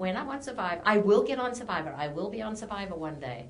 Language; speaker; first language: English; native; English